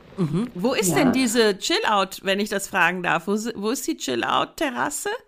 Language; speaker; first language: German; native; German